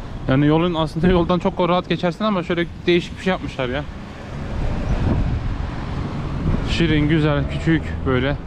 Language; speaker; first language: Turkish; native; Turkish